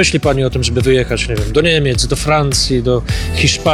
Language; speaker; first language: Polish; native; Polish